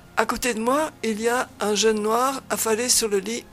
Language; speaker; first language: French; non-native, fluent; Dutch